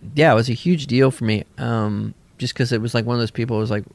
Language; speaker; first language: English; native; English